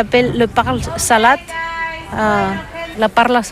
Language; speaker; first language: French; non-native, learner; Catalan